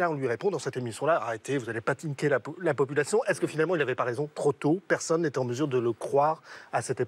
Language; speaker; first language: French; native; French